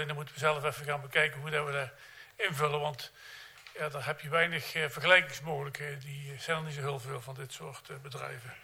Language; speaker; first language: Dutch; native; Dutch